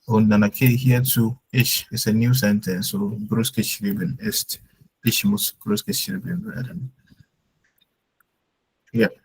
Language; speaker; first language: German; non-native, fluent; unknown